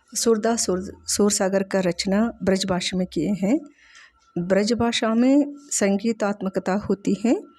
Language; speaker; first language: Hindi; non-native, local second language; Telugu